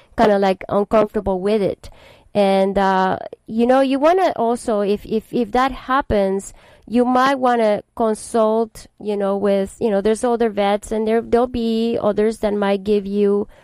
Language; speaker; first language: English; non-native, fluent; Spanish